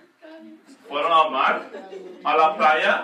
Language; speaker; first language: Spanish; non-native, fluent; English